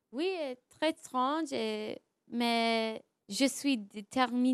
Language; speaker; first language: French; non-native, learner; English